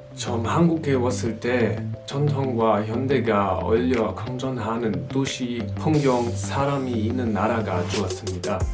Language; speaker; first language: Korean; non-native, fluent; German